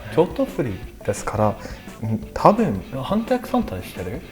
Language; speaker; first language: Japanese; non-native, learner; English